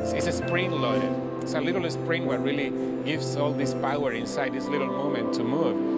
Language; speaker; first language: English; non-native, fluent; Spanish